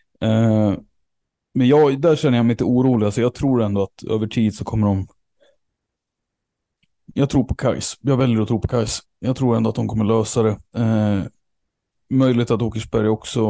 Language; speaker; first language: Swedish; native; Swedish